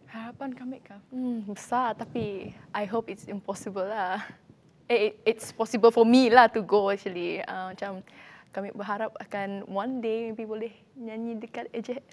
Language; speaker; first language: Malay; native; Malay